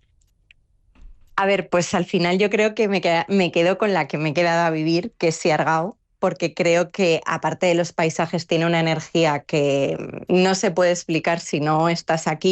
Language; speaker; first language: Spanish; native; Spanish